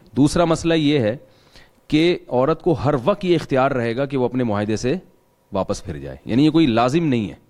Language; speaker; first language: Urdu; non-native, local second language; Pashto